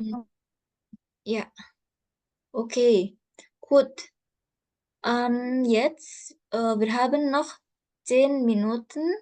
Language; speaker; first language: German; non-native, fluent; Indonesian